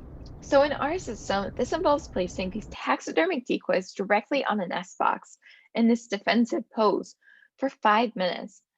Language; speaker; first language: English; native; English